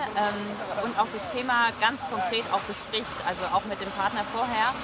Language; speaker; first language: German; early bilingual, heritage; French